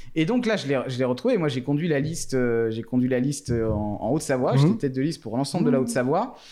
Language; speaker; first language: French; native; French